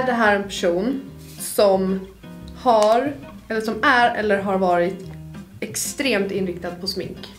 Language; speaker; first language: Swedish; native; Swedish